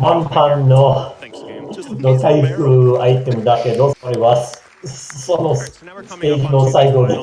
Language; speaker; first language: Japanese; non-native, fluent; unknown